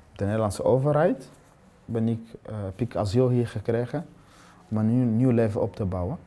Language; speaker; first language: Dutch; non-native, fluent; Swahili